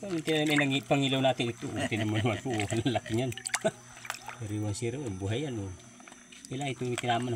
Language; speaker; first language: Filipino; native; Filipino